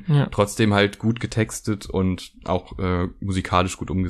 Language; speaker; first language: German; native; German